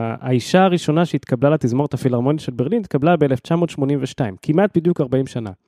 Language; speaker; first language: Hebrew; native; Hebrew